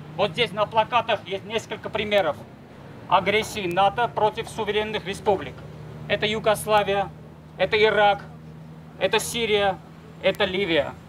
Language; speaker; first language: Russian; non-native, local second language; Armenian